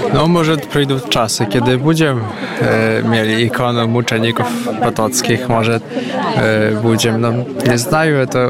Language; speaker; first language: Polish; non-native, learner; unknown